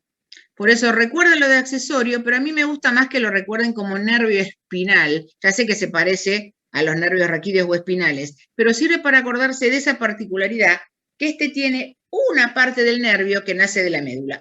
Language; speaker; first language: Spanish; native; Spanish